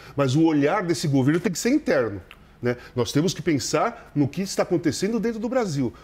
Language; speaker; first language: Portuguese; native; Portuguese